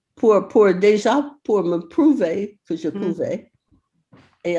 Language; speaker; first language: French; non-native, fluent; English